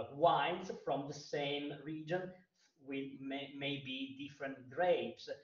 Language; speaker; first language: English; non-native, fluent; Italian